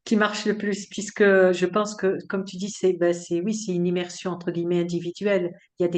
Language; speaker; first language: French; native; French